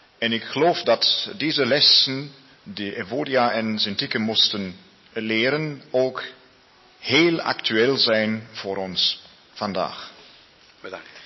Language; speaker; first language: Dutch; non-native, learner; Spanish